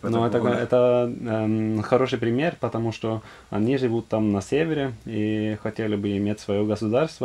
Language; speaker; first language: Russian; non-native, fluent; Norwegian